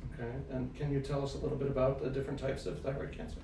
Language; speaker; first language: English; native; English